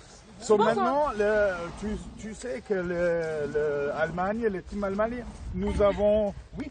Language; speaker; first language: French; non-native, fluent; German